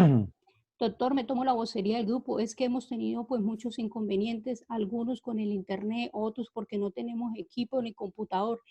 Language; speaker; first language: Spanish; native; Spanish